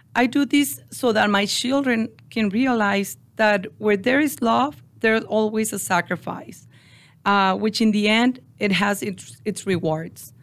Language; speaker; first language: English; non-native, fluent; Spanish